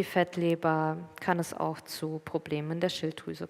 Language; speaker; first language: German; native; German